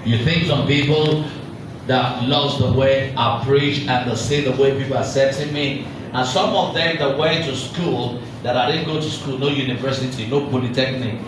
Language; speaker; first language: English; non-native, local second language; Yoruba